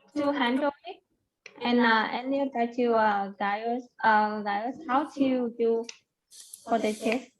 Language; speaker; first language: English; non-native, learner; Vietnamese